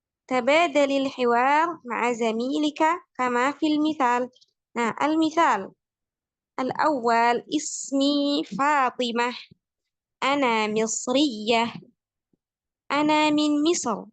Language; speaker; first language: Arabic; non-native, fluent; Indonesian